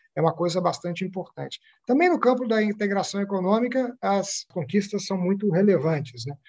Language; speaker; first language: Portuguese; native; Portuguese